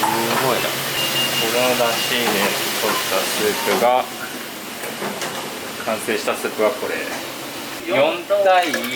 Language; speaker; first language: Japanese; native; Japanese